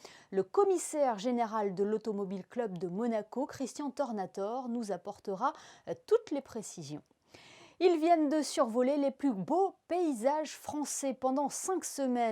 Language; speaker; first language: French; native; French